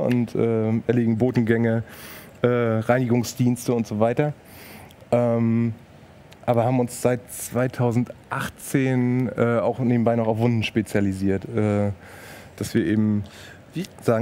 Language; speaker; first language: German; native; German